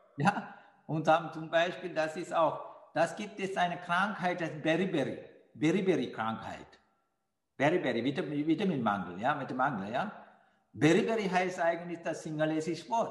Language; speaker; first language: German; non-native, fluent; Sinhala